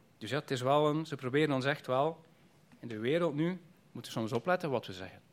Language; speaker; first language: Dutch; native; Dutch